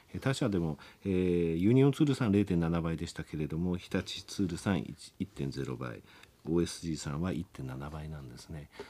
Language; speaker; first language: Japanese; native; Japanese